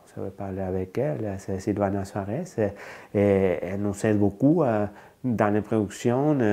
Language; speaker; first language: French; non-native, fluent; Spanish